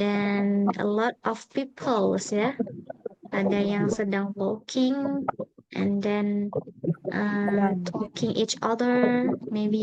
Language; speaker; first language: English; non-native, fluent; Indonesian